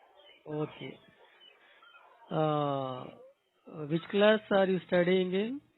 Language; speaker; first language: English; non-native, local second language; Telugu